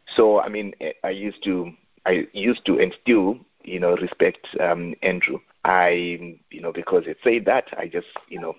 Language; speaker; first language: English; non-native, local second language; Shona